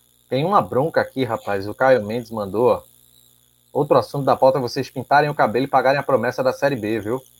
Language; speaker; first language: Portuguese; native; Portuguese